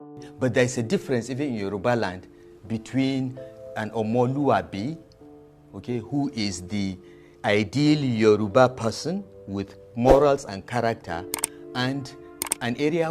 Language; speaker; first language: English; non-native, local second language; Hausa